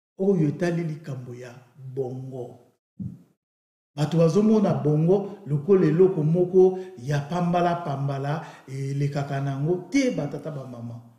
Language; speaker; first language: Lingala; native; Lingala